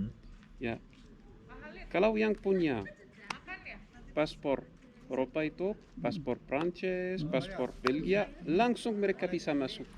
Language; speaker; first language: Indonesian; non-native, learner; Arabic